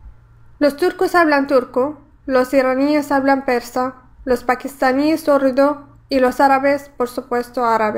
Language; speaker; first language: Spanish; non-native, fluent; Arabic